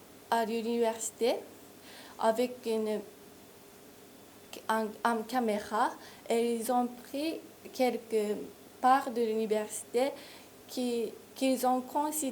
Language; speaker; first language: French; non-native, fluent; Japanese